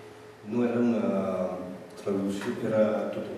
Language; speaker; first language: Spanish; non-native, fluent; French